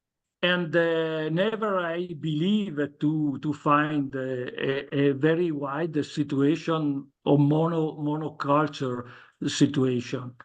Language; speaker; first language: English; non-native, learner; Italian